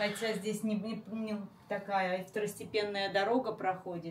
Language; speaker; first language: Russian; native; Russian